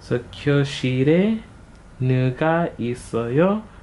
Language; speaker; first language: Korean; non-native, learner; English